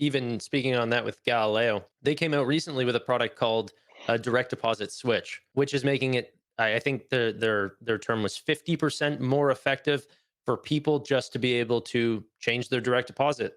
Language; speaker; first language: English; native; English